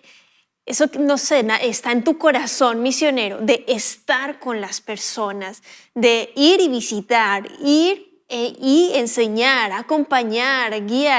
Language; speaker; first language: Spanish; native; Spanish